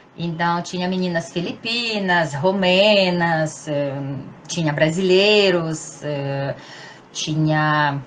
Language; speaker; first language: Portuguese; non-native, fluent; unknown